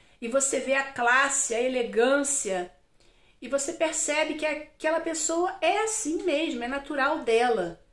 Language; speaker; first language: Portuguese; native; Portuguese